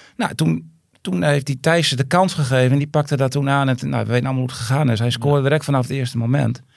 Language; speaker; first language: Dutch; native; Dutch